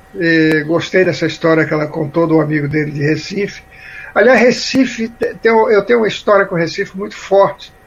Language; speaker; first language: Portuguese; native; Portuguese